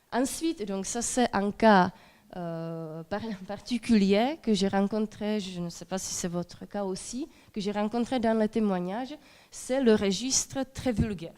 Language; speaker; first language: French; non-native, fluent; Czech